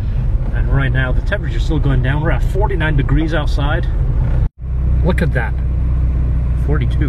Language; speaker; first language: English; native; English